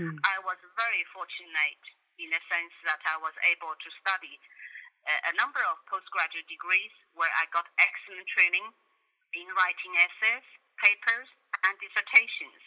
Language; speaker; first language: English; non-native, fluent; Chinese